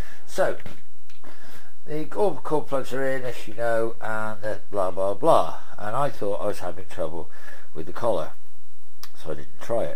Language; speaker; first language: English; native; English